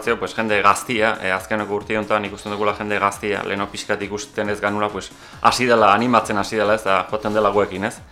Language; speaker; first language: Basque; native; Basque